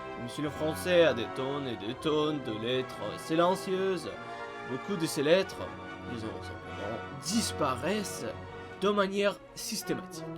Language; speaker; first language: French; non-native, fluent; Russian